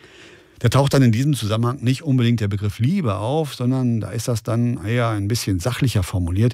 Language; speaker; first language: German; native; German